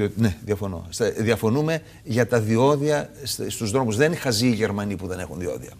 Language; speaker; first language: Greek; native; Greek